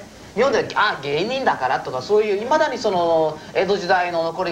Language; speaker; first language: Japanese; non-native, fluent; English